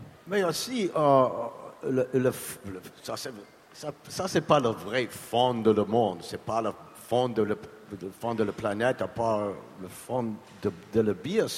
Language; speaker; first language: French; non-native, learner; English